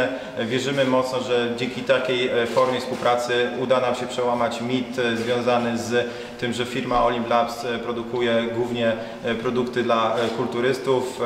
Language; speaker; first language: Polish; native; Polish